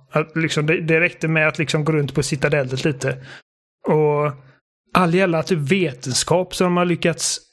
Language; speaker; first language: Swedish; native; Swedish